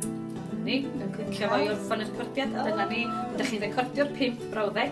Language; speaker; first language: Welsh; native; Welsh